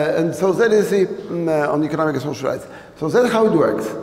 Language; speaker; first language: English; non-native, fluent; Polish